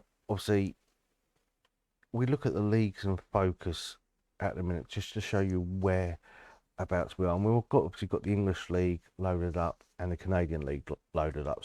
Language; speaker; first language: English; native; English